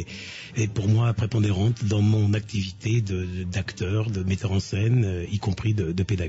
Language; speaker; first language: French; native; French